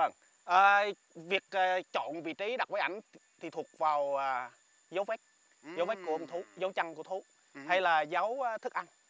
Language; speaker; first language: Vietnamese; native; Vietnamese